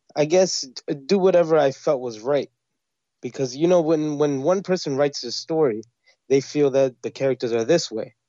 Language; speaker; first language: English; native; English